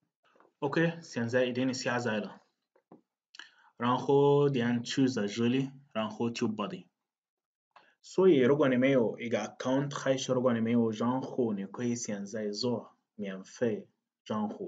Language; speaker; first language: Chinese; non-native, fluent; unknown